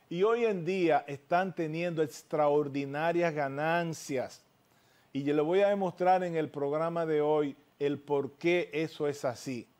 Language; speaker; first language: Spanish; native; Spanish